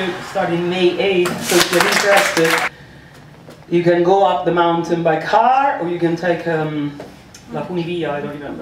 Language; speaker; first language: English; non-native, fluent; Italian